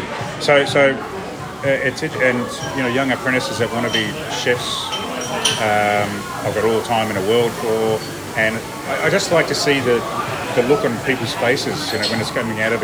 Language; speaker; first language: English; native; English